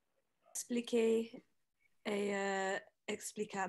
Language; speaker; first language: French; non-native, learner; English